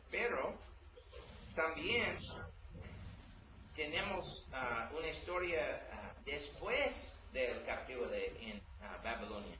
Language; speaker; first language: Spanish; non-native, learner; English